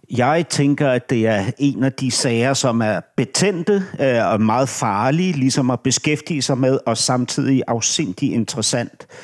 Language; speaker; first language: Danish; native; Danish